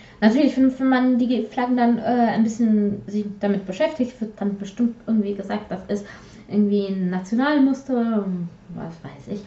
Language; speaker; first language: German; early bilingual, other home language; Polish